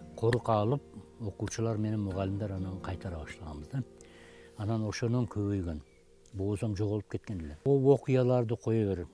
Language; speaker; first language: Kyrgyz; native; Kyrgyz